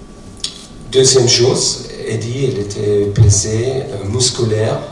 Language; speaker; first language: French; non-native, fluent; German